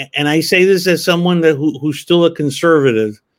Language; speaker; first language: English; early bilingual, other home language; Spanish